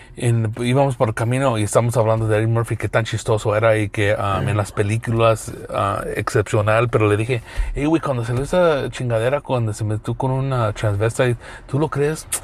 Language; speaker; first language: Spanish; early bilingual, other home language; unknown